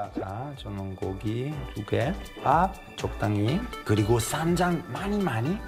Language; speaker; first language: Korean; non-native, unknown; Italian